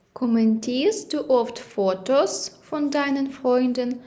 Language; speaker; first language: German; non-native, fluent; Ukrainian